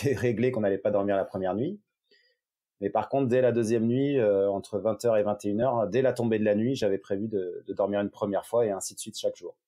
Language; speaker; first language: French; native; French